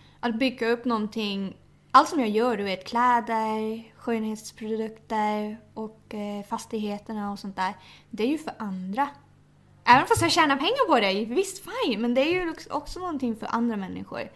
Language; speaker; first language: Swedish; early bilingual, other home language; Thai